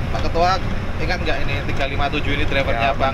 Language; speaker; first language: Indonesian; native; Indonesian